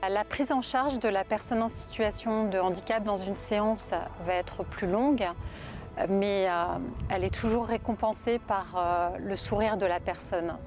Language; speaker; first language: French; native; French